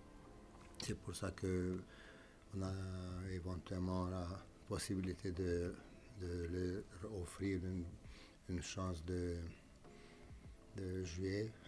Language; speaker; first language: French; non-native, fluent; Romanian